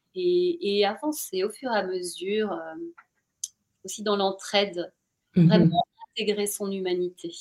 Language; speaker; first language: French; native; French